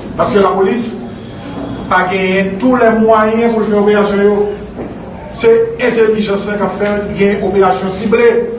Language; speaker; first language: French; non-native, local second language; Haitian Creole